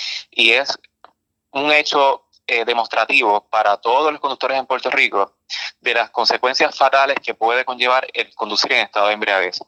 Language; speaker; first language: Spanish; native; Spanish